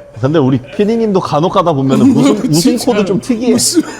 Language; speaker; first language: Korean; native; Korean